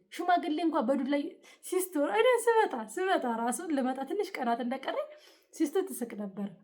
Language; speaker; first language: Amharic; native; Amharic